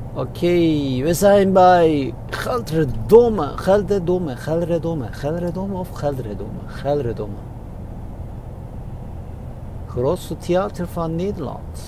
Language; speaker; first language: Dutch; non-native, fluent; Turkish